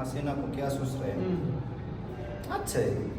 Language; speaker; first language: Hindi; non-native, learner; Bangla